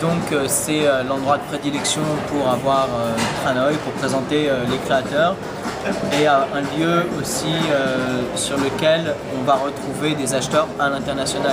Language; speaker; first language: French; native; French